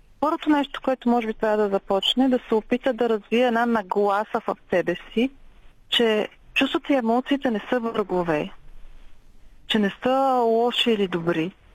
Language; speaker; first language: Bulgarian; native; Bulgarian